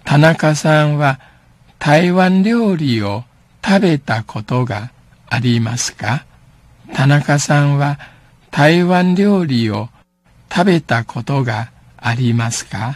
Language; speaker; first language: Japanese; non-native, fluent; Min Nan Chinese